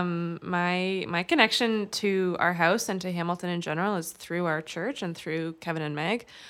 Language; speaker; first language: English; native; English